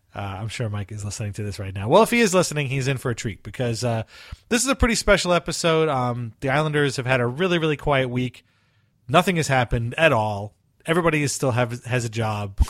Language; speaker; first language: English; early bilingual, other home language; Italian